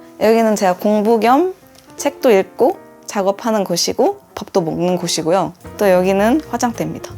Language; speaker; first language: Korean; early bilingual, other home language; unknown